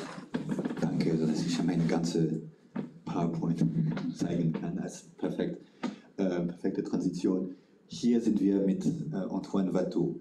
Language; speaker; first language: German; non-native, fluent; French